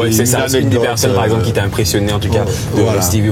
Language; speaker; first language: French; native; French